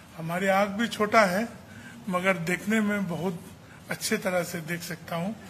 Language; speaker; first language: Hindi; non-native, local second language; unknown